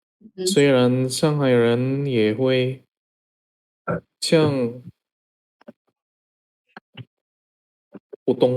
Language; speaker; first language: Chinese; non-native, learner; Indonesian